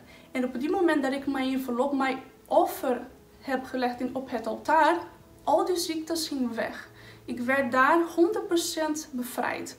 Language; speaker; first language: Dutch; non-native, fluent; Portuguese